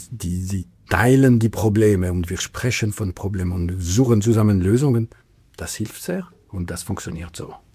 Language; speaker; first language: German; non-native, local second language; French